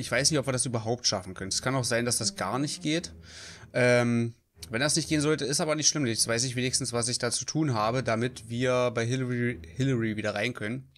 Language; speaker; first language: German; native; German